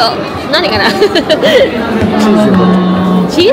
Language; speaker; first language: Japanese; non-native, learner; Filipino